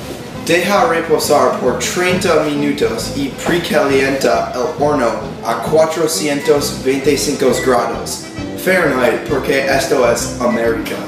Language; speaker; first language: Spanish; non-native, learner; English